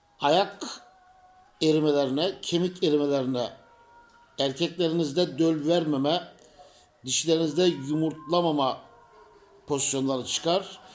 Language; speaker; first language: Turkish; native; Turkish